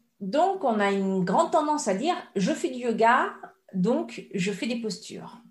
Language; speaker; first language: French; native; French